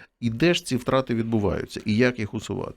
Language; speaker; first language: Ukrainian; native; Ukrainian